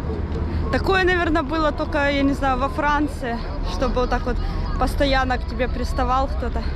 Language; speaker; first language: Russian; native; Russian